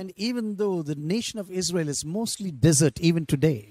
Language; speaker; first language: English; non-native, local second language; Tamil